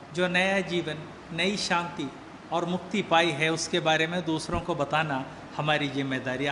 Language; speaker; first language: Hindi; native; Hindi